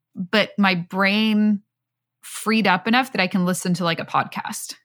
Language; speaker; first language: English; non-native, fluent; Swedish